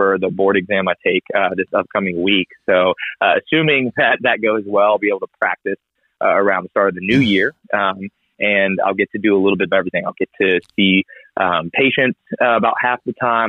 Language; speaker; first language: English; native; English